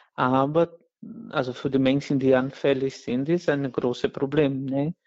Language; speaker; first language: German; non-native, fluent; Portuguese